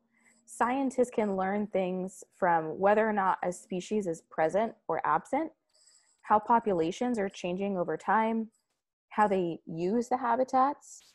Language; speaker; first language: English; native; English